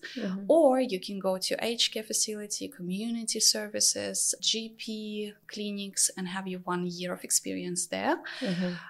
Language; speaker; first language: English; non-native, fluent; Ukrainian